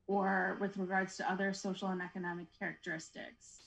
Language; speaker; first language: English; native; English